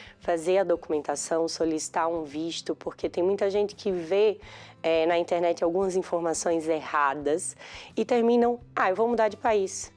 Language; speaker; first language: Portuguese; native; Portuguese